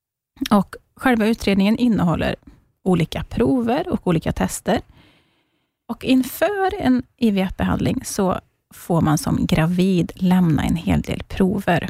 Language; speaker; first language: Swedish; native; Swedish